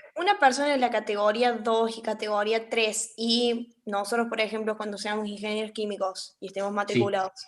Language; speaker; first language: Spanish; native; Spanish